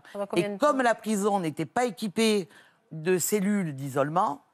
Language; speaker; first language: French; native; French